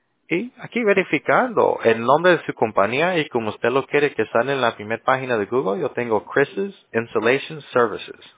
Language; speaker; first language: Spanish; native; Spanish